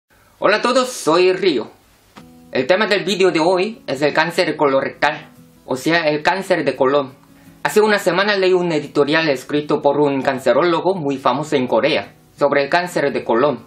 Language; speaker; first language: Spanish; non-native, fluent; Korean